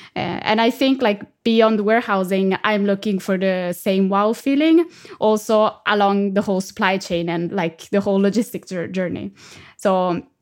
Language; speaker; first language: English; non-native, fluent; Italian